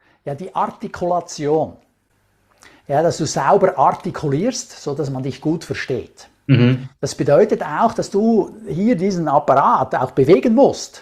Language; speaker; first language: German; native; German